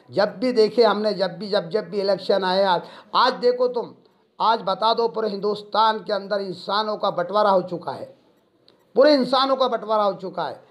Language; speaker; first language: Hindi; non-native, local second language; Urdu